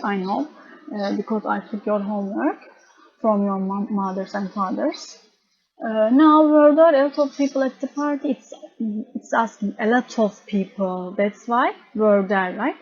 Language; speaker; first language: English; non-native, fluent; Turkish